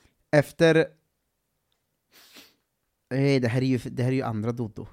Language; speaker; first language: Swedish; native; Swedish